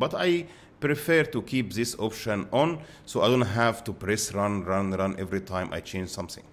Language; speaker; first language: English; non-native, fluent; Arabic